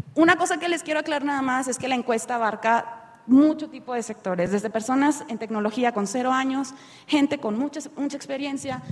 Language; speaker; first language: Spanish; native; Spanish